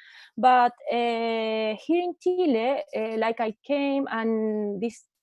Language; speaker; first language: English; non-native, learner; Spanish